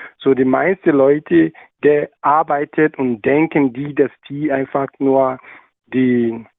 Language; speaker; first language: German; non-native, learner; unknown